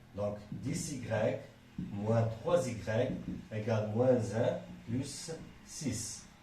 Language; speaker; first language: French; non-native, local second language; Arabic